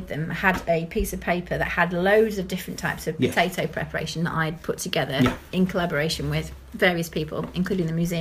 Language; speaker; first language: English; native; English